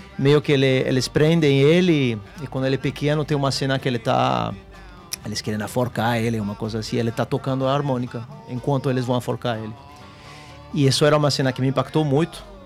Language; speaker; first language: Portuguese; non-native, fluent; French